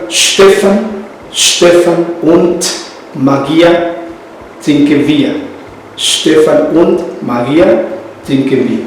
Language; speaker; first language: German; non-native, fluent; Spanish